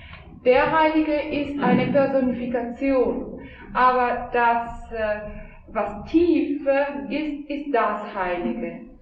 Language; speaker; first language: German; non-native, fluent; Italian